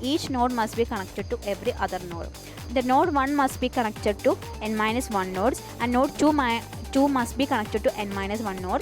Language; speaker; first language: English; non-native, local second language; Malayalam